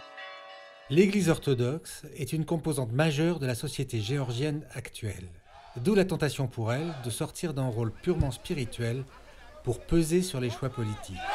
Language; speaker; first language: French; native; French